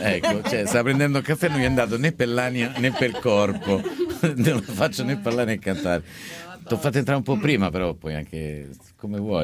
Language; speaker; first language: Italian; native; Italian